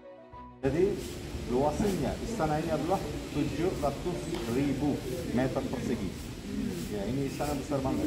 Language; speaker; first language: Indonesian; non-native, fluent; Turkish